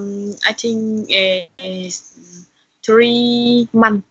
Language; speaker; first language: English; non-native, learner; Vietnamese